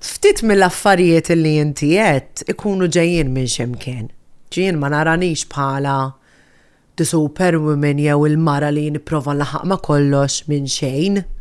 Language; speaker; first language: Maltese; native; Maltese